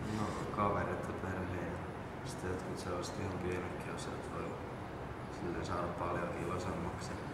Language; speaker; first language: Finnish; native; Finnish